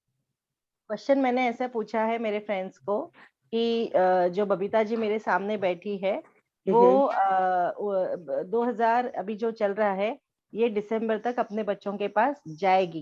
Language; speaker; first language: Hindi; native; Hindi